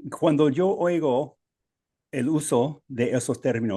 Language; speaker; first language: Spanish; non-native, fluent; English